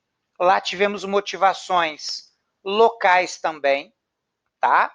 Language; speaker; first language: Portuguese; native; Portuguese